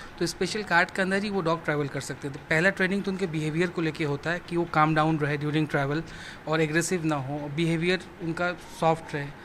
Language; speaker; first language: Hindi; native; Hindi